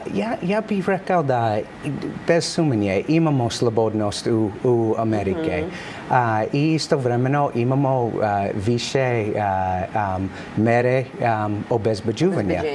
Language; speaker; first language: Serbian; non-native, learner; English